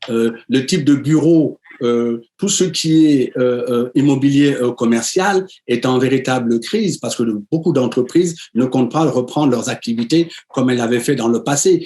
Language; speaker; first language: French; native; French